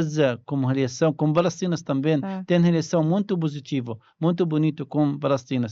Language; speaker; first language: Portuguese; non-native, learner; Arabic